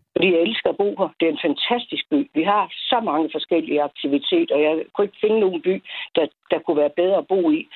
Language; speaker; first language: Danish; native; Danish